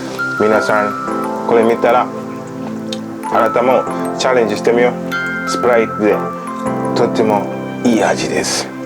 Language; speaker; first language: Japanese; non-native, learner; Swahili